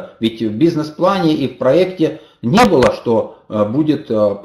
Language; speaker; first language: Russian; native; Russian